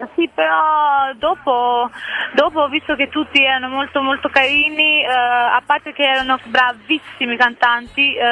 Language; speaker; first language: Italian; non-native, fluent; Albanian